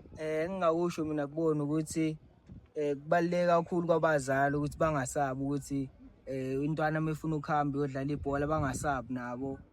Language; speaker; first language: Zulu; native; Zulu